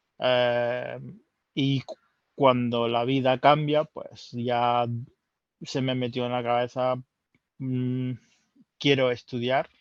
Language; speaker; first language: Spanish; early bilingual, heritage; Spanish